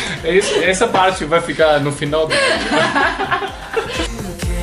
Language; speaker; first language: Portuguese; non-native, learner; Chinese